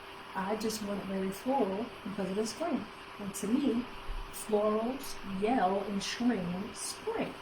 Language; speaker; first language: English; native; English